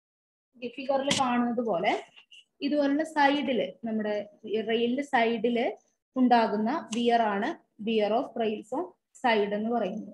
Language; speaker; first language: Malayalam; native; Malayalam